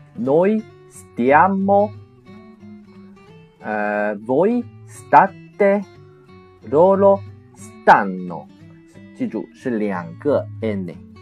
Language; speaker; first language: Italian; non-native, fluent; Chinese